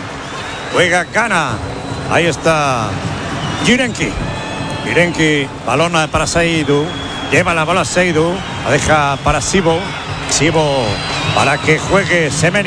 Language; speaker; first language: Spanish; native; Spanish